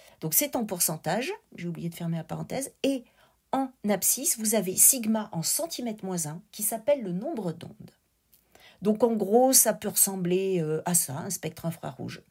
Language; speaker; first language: French; native; French